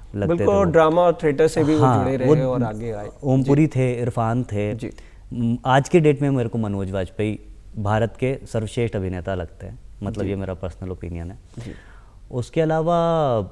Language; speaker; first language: Hindi; native; Hindi